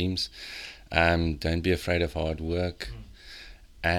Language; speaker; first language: English; non-native, local second language; Afrikaans